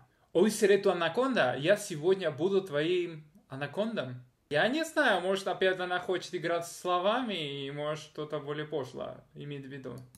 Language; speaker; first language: Russian; non-native, fluent; Spanish